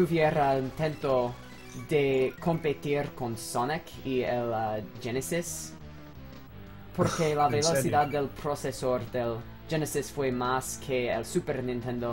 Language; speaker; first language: Spanish; non-native, learner; English